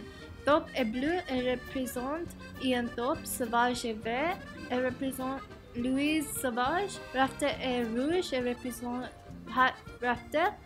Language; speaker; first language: French; non-native, learner; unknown